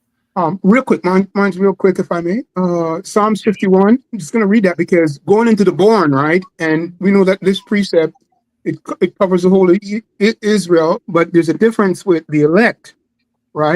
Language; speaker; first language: English; native; English